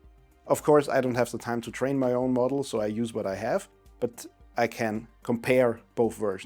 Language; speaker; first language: English; non-native, fluent; German